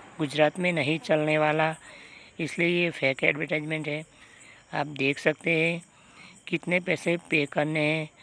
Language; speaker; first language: Hindi; non-native, local second language; Gujarati